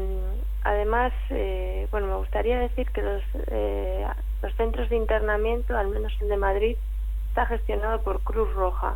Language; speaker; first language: Spanish; native; Spanish